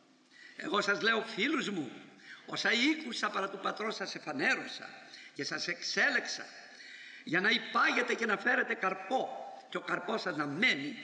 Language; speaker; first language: Greek; native; Greek